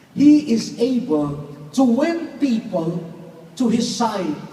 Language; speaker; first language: English; non-native, local second language; Filipino